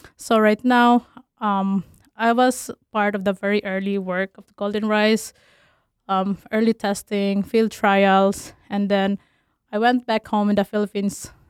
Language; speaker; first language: English; non-native, local second language; Cebuano